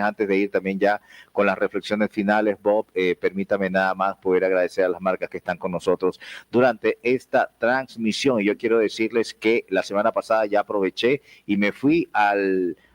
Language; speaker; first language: Spanish; native; Spanish